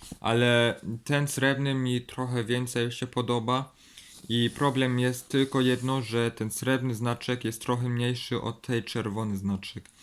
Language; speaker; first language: Polish; early bilingual, heritage; Polish